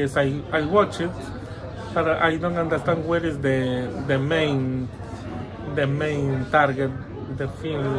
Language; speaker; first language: English; non-native, learner; Spanish